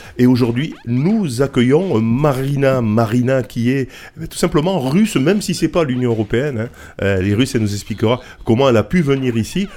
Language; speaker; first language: French; native; French